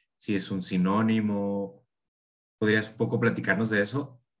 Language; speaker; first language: Spanish; native; Spanish